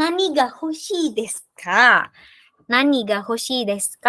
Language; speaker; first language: Japanese; non-native, fluent; Indonesian